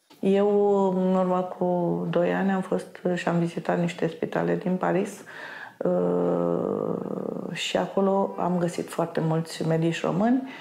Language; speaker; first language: Romanian; native; Romanian